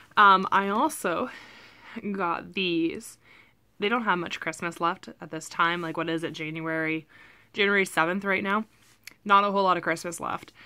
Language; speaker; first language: English; native; English